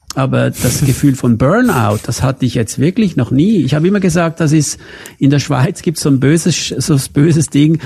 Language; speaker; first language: German; native; German